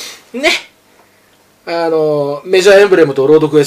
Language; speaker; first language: Japanese; native; Japanese